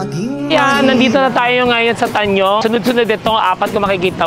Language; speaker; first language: Filipino; native; Filipino